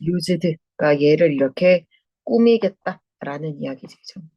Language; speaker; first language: Korean; native; Korean